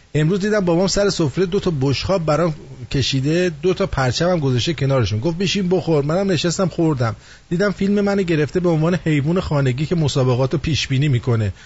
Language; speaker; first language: Persian; native; Persian